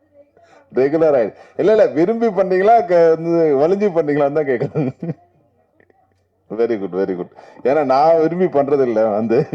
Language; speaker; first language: Tamil; native; Tamil